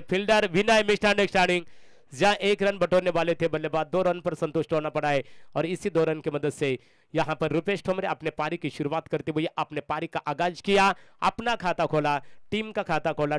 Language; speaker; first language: Hindi; non-native, local second language; Marathi